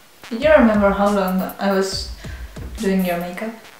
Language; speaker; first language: English; non-native, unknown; Spanish